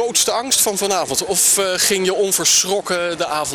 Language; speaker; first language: Dutch; native; Dutch